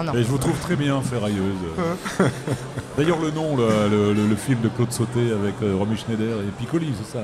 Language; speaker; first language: French; native; French